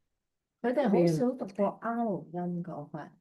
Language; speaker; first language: Cantonese; native; Cantonese